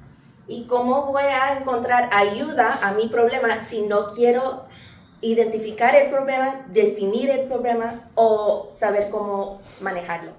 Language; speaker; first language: Spanish; early bilingual, heritage; English